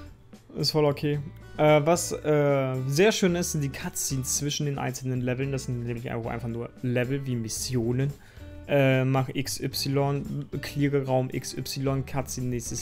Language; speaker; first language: German; native; German